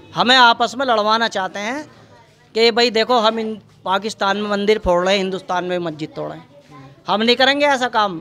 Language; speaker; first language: Hindi; native; Hindi